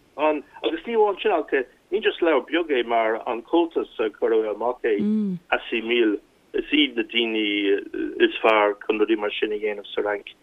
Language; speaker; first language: Irish; non-native, local second language; English